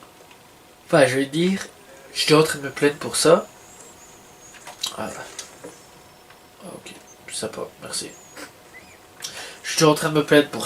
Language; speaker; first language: French; native; French